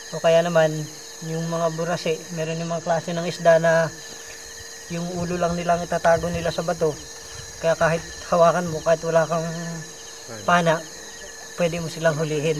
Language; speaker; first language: Filipino; non-native, local second language; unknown